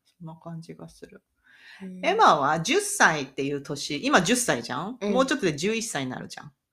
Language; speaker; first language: Japanese; native; Japanese